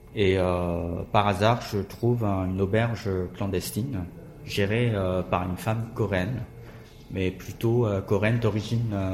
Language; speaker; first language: French; non-native, fluent; Korean